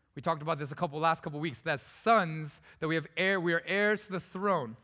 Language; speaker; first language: English; early bilingual, other home language; Korean